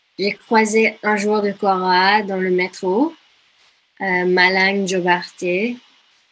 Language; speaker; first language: French; non-native, fluent; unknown